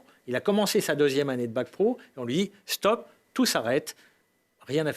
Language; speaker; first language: French; native; French